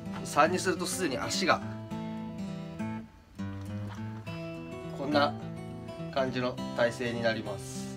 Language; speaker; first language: Japanese; native; Japanese